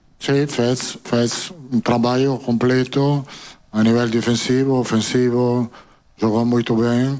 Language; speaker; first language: Portuguese; non-native, learner; Italian